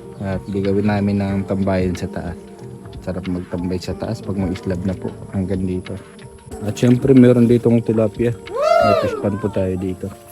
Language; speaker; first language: Filipino; non-native, local second language; Bikol